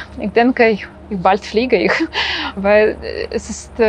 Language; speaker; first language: German; non-native, fluent; Russian